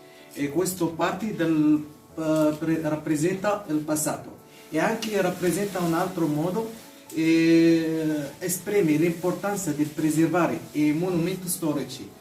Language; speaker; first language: Italian; non-native, learner; Arabic